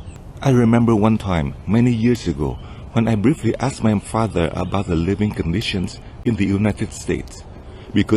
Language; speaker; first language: English; non-native, fluent; Vietnamese